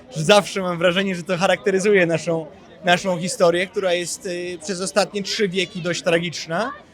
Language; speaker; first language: Polish; native; Polish